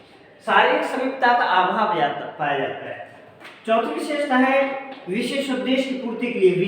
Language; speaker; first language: Hindi; native; Hindi